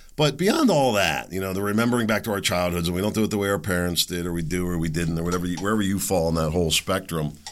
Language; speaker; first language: English; early bilingual, other home language; German